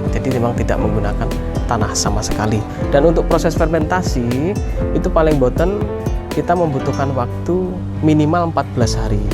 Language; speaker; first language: Indonesian; non-native, local second language; Javanese